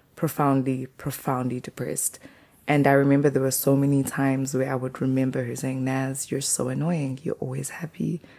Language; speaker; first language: English; non-native, local second language; Zulu